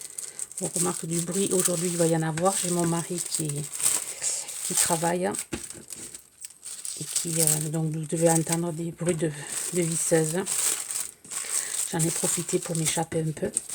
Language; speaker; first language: French; native; French